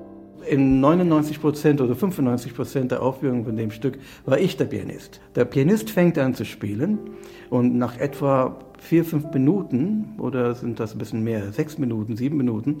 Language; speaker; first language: German; non-native, fluent; English